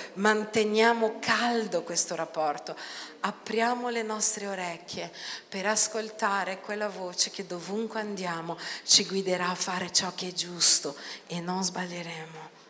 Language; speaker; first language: Italian; non-native, fluent; Portuguese